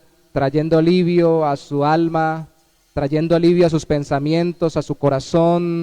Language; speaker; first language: Spanish; native; Spanish